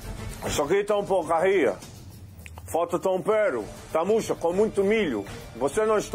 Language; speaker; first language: Portuguese; native; Portuguese